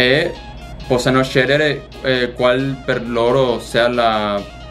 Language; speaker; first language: Italian; non-native, learner; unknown